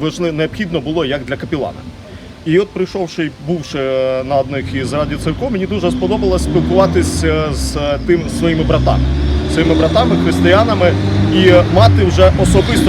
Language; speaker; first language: Ukrainian; native; Ukrainian